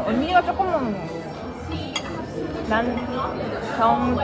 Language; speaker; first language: Korean; early bilingual, other home language; English